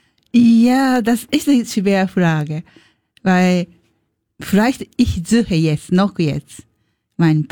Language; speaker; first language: German; non-native, learner; Japanese